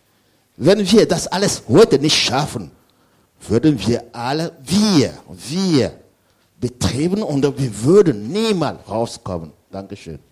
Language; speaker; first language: German; non-native, learner; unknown